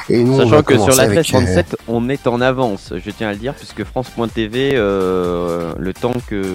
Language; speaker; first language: French; native; French